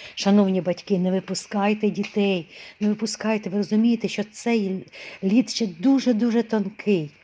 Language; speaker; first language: Ukrainian; non-native, local second language; Russian